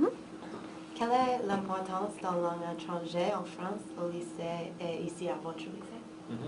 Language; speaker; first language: French; non-native, learner; English